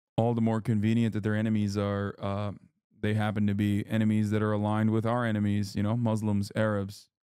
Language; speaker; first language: English; early bilingual, other home language; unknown